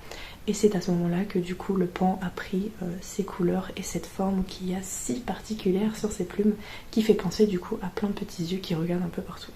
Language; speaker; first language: French; native; French